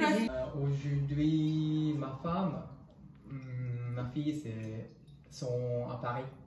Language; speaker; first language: French; non-native, learner; Japanese